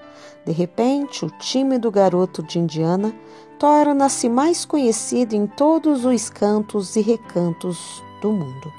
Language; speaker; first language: Portuguese; native; Portuguese